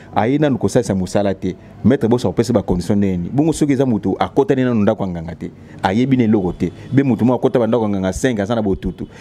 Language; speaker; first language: Lingala; non-native, local second language; Kituba (Democratic Republic of Congo)